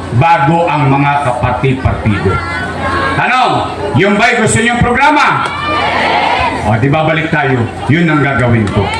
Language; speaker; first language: Filipino; native; Filipino